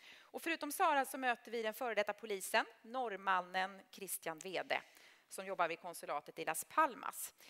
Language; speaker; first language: Swedish; native; Swedish